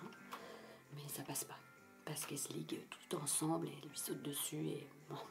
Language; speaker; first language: French; native; French